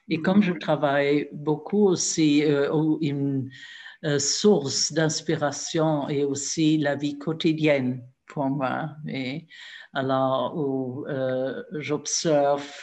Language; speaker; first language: French; non-native, fluent; German